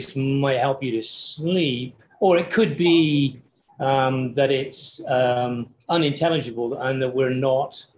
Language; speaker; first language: English; native; English